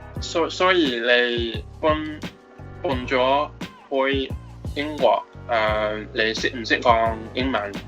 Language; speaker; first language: Cantonese; non-native, learner; English